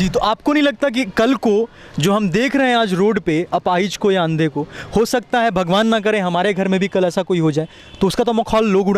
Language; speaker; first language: Hindi; native; Hindi